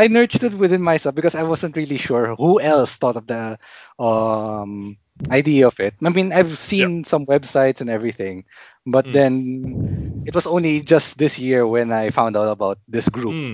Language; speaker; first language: English; non-native, local second language; Filipino